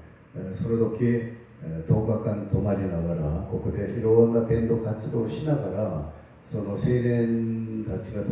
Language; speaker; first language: Japanese; non-native, fluent; Korean